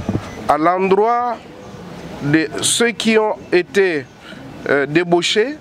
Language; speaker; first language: French; non-native, local second language; Lingala